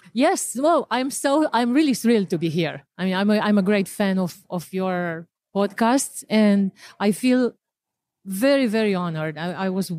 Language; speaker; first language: English; non-native, fluent; Romanian